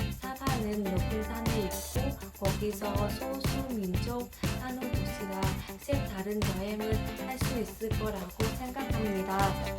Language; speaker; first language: Korean; non-native, learner; Vietnamese